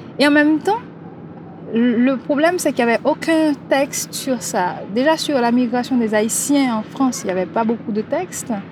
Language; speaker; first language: French; non-native, local second language; Haitian Creole